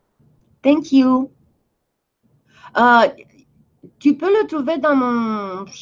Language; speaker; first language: French; non-native, fluent; Romanian